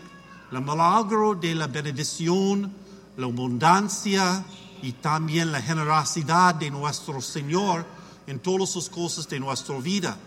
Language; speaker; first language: Spanish; non-native, learner; English